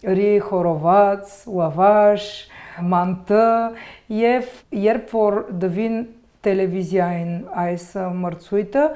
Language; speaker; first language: Armenian; early bilingual, heritage; Armenian